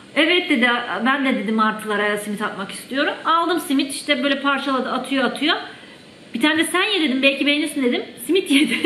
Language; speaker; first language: Turkish; native; Turkish